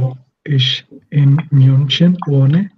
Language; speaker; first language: German; non-native, learner; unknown